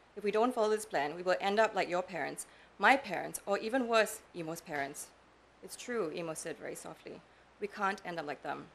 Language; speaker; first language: English; native; English